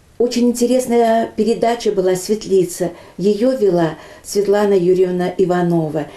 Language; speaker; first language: Russian; non-native, local second language; Chuvash